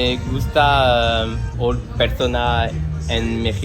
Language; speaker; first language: Spanish; non-native, learner; French